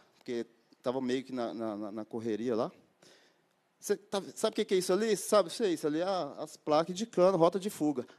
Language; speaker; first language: Portuguese; native; Portuguese